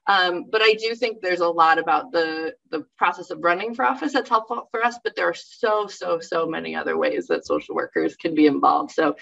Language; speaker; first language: English; native; English